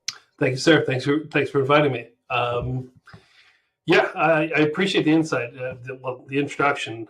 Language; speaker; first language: English; native; English